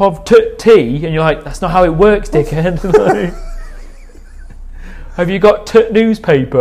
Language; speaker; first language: English; native; English